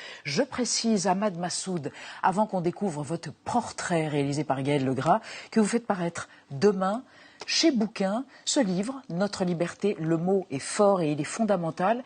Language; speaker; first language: French; native; French